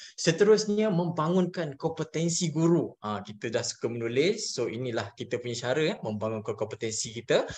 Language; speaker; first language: Malay; native; Malay